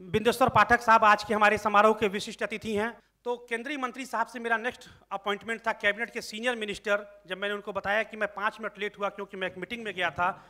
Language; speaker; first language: Hindi; native; Hindi